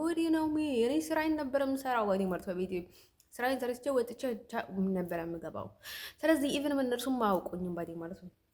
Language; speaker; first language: Amharic; native; Amharic